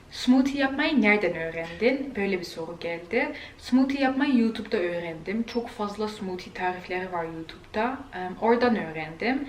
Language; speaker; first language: Turkish; early bilingual, heritage; Turkish